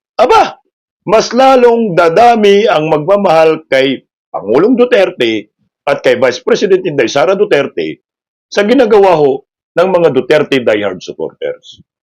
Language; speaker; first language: Filipino; non-native, local second language; Cebuano